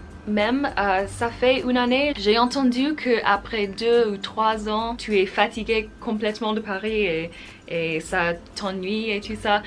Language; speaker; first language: French; non-native, fluent; English